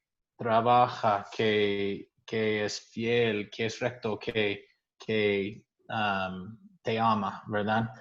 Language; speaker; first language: Spanish; non-native, fluent; English